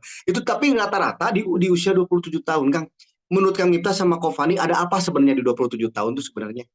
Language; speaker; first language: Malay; non-native, local second language; Sundanese